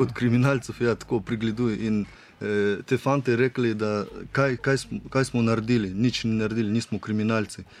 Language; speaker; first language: Slovenian; non-native, learner; Russian